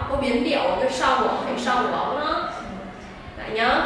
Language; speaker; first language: Chinese; non-native, fluent; Vietnamese